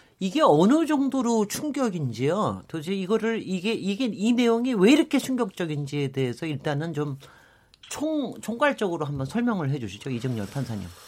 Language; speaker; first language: Korean; native; Korean